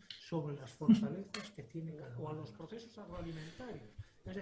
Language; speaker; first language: Spanish; native; Spanish